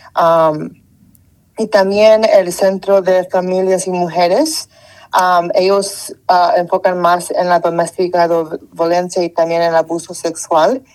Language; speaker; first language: Spanish; early bilingual, heritage; Spanish